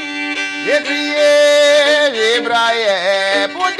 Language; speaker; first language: French; non-native, fluent; English